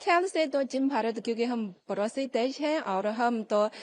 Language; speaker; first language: Hindi; non-native, fluent; Chinese